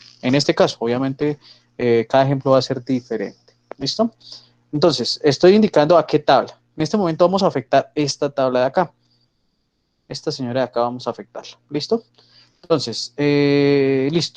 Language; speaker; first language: Spanish; native; Spanish